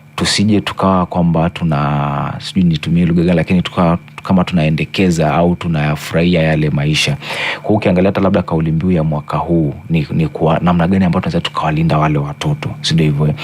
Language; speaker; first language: Swahili; non-native, local second language; Masai